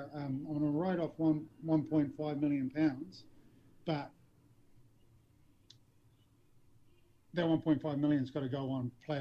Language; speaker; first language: English; native; English